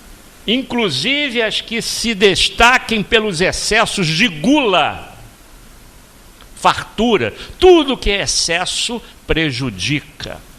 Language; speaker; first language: Portuguese; native; Portuguese